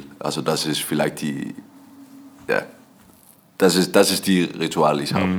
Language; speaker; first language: German; non-native, learner; Danish